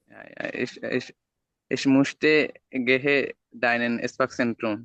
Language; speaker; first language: German; non-native, learner; Bangla